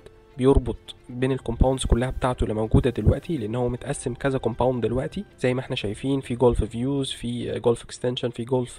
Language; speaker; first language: Arabic; native; Arabic